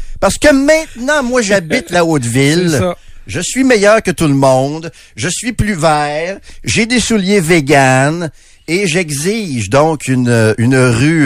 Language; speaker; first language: French; native; French